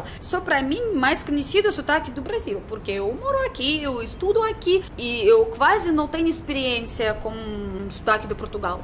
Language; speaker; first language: Portuguese; non-native, learner; Russian